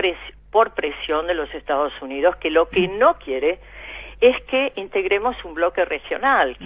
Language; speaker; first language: Spanish; native; Spanish